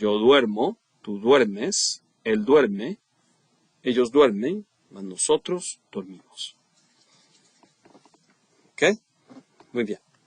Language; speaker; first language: Spanish; non-native, fluent; English